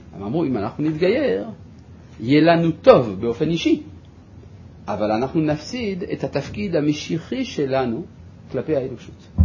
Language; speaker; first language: Hebrew; non-native, fluent; French